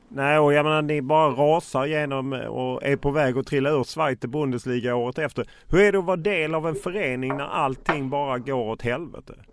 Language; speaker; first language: Swedish; native; Swedish